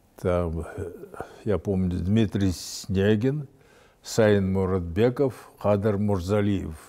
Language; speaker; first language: Russian; native; Russian